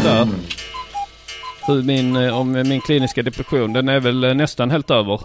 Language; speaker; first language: Swedish; native; Swedish